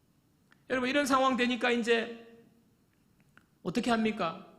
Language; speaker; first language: Korean; native; Korean